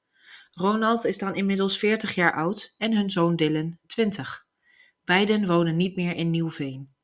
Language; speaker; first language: Dutch; native; Dutch